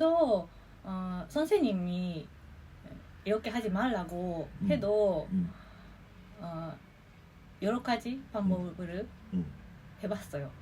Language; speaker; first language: Korean; non-native, fluent; Japanese